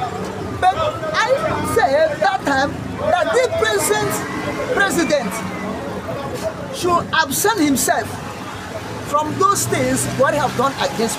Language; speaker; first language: English; non-native, local second language; Igbo